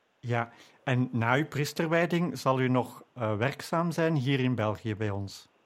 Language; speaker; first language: Dutch; native; Dutch